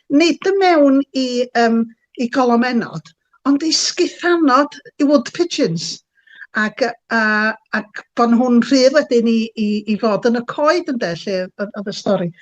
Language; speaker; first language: Welsh; native; Welsh